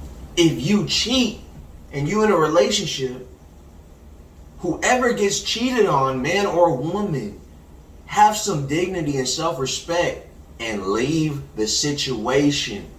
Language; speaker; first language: English; native; English